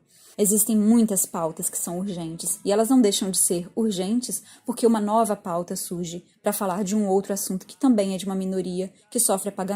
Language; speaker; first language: Portuguese; native; Portuguese